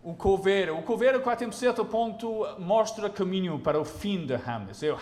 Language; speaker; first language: Portuguese; non-native, fluent; English